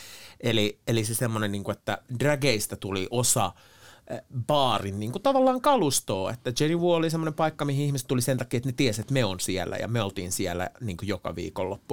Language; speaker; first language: Finnish; native; Finnish